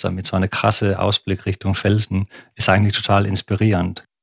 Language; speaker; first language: German; non-native, fluent; Danish